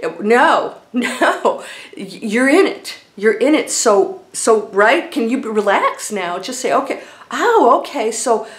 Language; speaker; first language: English; native; English